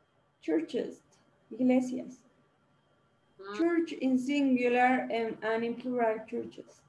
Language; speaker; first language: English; non-native, learner; Spanish